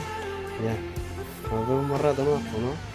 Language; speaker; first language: Spanish; native; Spanish